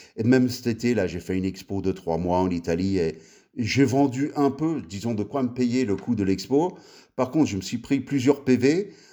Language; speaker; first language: French; early bilingual, other home language; Italian